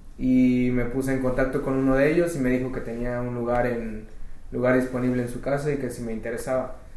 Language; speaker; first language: Spanish; native; Spanish